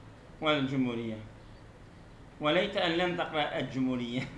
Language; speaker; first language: Arabic; non-native, fluent; Turkish